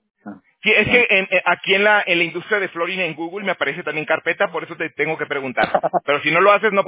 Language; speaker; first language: Spanish; native; Spanish